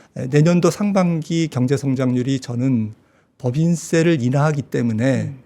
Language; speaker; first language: Korean; native; Korean